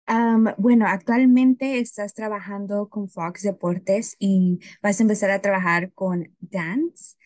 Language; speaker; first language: Spanish; early bilingual, heritage; Spanish